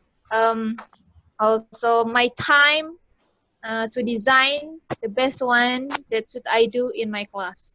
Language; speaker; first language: English; non-native, learner; Indonesian